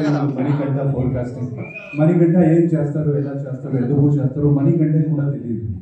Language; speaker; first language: Telugu; non-native, fluent; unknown